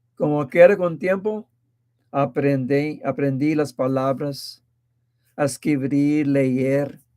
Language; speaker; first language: Spanish; early bilingual, heritage; Spanish